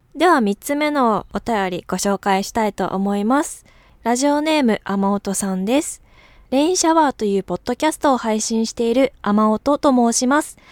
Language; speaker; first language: Japanese; native; Japanese